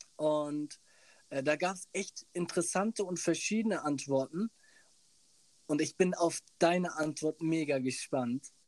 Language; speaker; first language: German; early bilingual, other home language; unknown